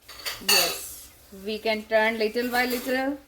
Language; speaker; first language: English; non-native, learner; Hindi